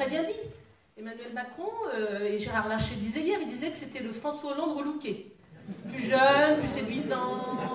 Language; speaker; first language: French; native; French